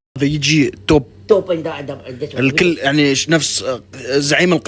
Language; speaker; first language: Arabic; native; Arabic